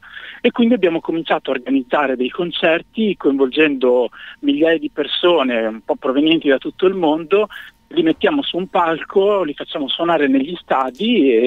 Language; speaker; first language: Italian; native; Italian